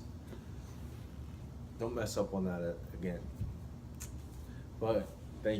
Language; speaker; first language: English; native; English